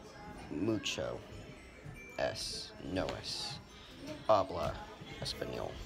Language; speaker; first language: Spanish; non-native, learner; English